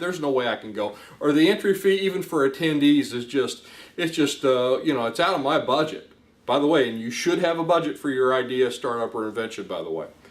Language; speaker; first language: English; native; English